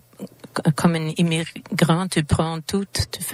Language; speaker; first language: French; non-native, learner; Swedish